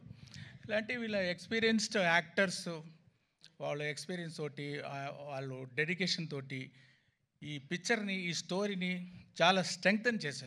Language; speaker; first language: Telugu; non-native, learner; Tamil